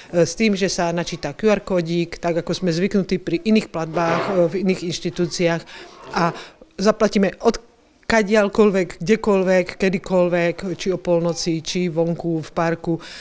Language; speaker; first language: Slovak; native; Slovak